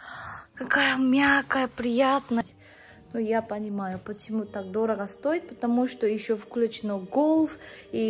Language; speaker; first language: Russian; non-native, learner; Korean